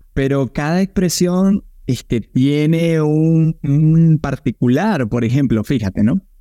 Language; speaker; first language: Spanish; native; Spanish